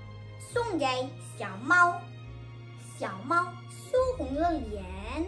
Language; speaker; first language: Chinese; non-native, learner; English